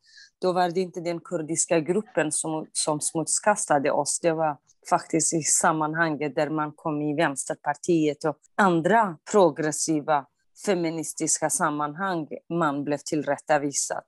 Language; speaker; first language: Swedish; non-native, fluent; Kurdish